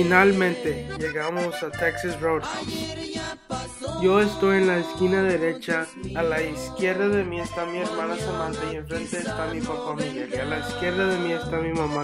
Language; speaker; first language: Spanish; non-native, learner; English